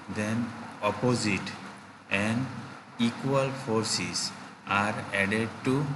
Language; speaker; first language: English; non-native, local second language; Gujarati